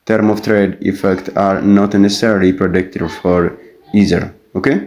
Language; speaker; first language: English; non-native, local second language; Amharic